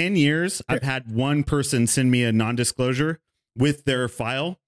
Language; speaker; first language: English; native; English